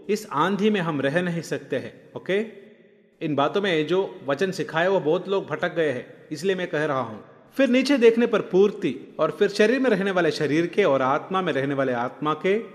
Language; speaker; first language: Hindi; non-native, local second language; Malayalam